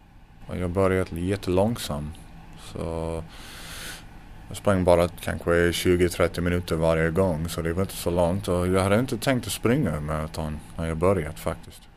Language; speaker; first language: Swedish; non-native, fluent; English